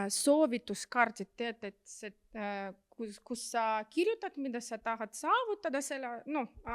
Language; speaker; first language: Estonian; non-native, local second language; Russian